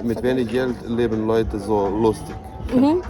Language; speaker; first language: German; early bilingual, heritage; German